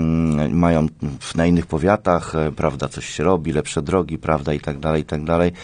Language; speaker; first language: Polish; native; Polish